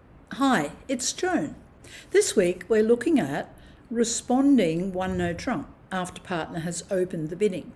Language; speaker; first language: English; native; English